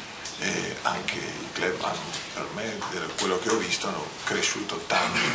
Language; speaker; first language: Italian; non-native, fluent; Spanish